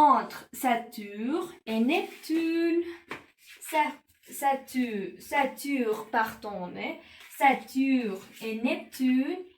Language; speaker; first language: French; non-native, learner; Spanish